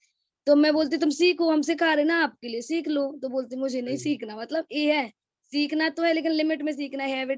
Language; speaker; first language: Hindi; native; Hindi